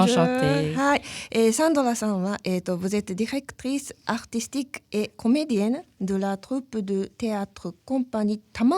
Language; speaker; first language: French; non-native, fluent; Japanese